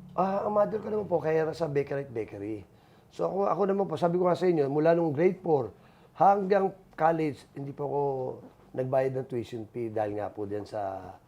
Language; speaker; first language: Filipino; native; Filipino